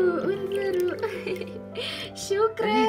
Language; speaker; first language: Arabic; non-native, fluent; Ukrainian